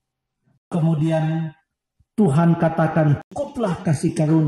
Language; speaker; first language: Indonesian; native; Indonesian